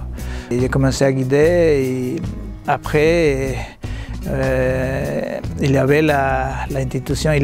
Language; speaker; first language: French; non-native, learner; Spanish